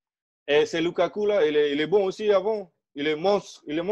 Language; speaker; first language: French; non-native, fluent; Indonesian